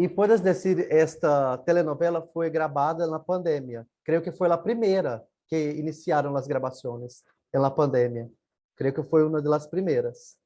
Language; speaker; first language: Spanish; non-native, learner; Portuguese